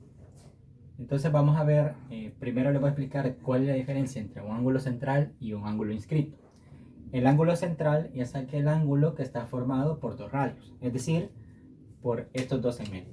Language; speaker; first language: Spanish; native; Spanish